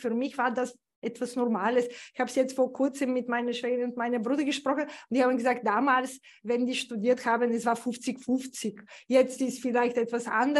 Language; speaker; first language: German; non-native, fluent; Bulgarian